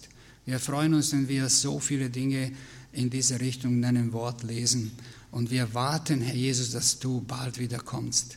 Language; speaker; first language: German; non-native, fluent; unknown